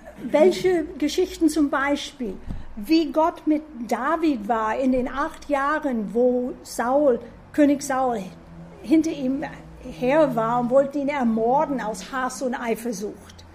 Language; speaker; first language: German; non-native, fluent; English